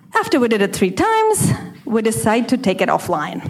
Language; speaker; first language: English; non-native, fluent; Russian